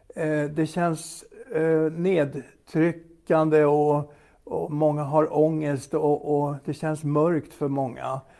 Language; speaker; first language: Swedish; native; Swedish